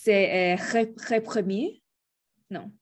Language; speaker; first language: French; non-native, learner; Spanish